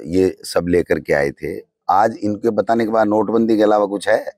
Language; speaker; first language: Hindi; native; Hindi